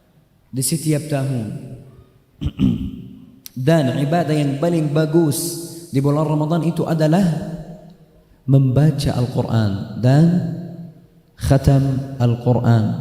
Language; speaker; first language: Indonesian; non-native, fluent; Arabic